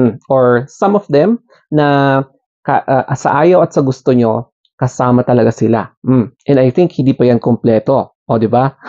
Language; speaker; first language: Filipino; native; Filipino